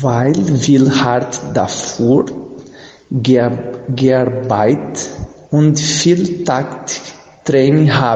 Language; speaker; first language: German; non-native, learner; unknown